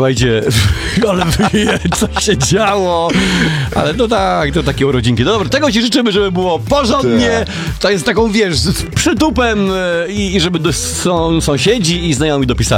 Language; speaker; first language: Polish; native; Polish